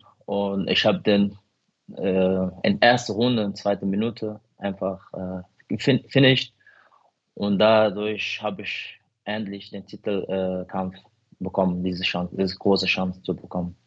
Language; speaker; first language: German; non-native, fluent; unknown